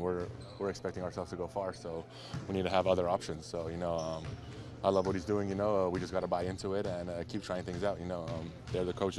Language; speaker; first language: English; non-native, fluent; Lithuanian